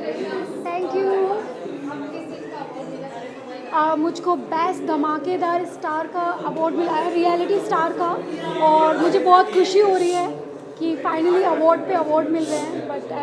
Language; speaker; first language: Hindi; native; Hindi